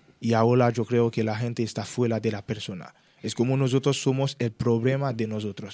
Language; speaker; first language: Spanish; non-native, learner; Haitian Creole